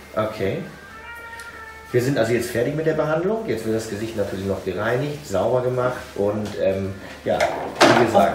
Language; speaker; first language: German; native; German